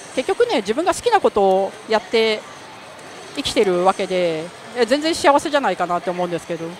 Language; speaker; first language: Japanese; native; Japanese